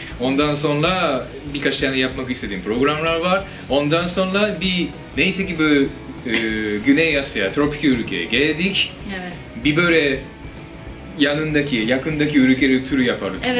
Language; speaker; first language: Turkish; non-native, fluent; Japanese